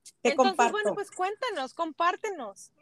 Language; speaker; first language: Spanish; native; Spanish